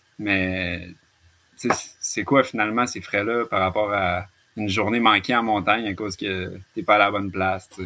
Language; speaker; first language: French; native; French